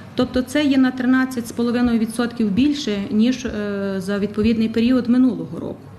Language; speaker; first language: Ukrainian; native; Ukrainian